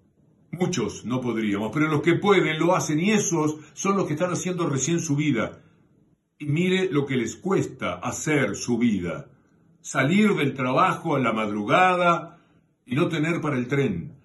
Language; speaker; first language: Spanish; native; Spanish